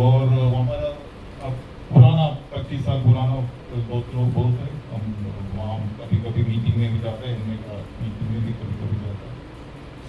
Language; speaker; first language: Hindi; non-native, local second language; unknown